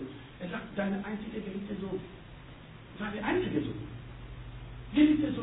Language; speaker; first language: German; non-native, learner; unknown